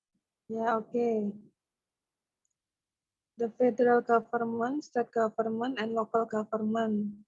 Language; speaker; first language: English; non-native, fluent; Indonesian